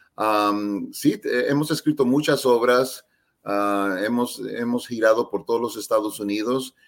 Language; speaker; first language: Spanish; early bilingual, heritage; Spanish